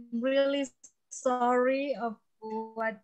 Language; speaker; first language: English; non-native, learner; Indonesian